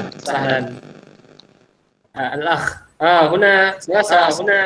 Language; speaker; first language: Arabic; non-native, fluent; Indonesian